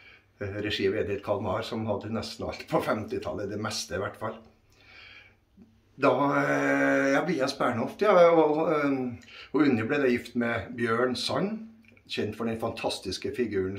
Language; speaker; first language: Norwegian; native; Norwegian